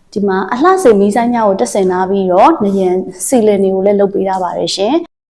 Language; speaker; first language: Burmese; native; Burmese